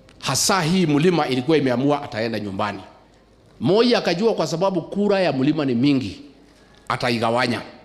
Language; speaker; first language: Swahili; non-native, local second language; Kikuyu